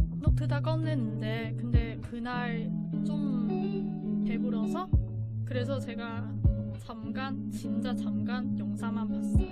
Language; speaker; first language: Korean; non-native, learner; Cantonese